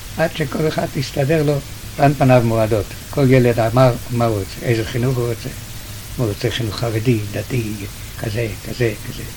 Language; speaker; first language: Hebrew; early bilingual, other home language; Yiddish